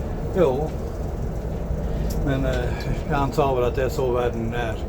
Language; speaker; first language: Swedish; non-native, fluent; English